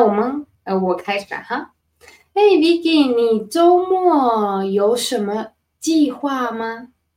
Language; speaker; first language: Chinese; non-native, fluent; Spanish